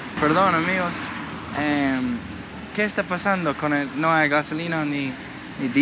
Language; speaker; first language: Spanish; non-native, learner; English